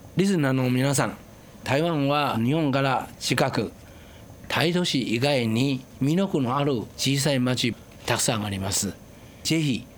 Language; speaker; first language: Japanese; non-native, fluent; Chinese